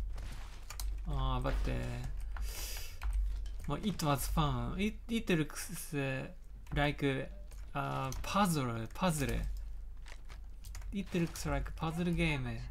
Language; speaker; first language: English; non-native, learner; Japanese